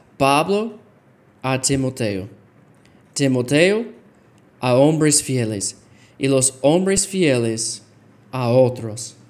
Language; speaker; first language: Spanish; non-native, fluent; English